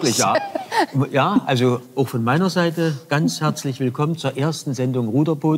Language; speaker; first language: German; native; German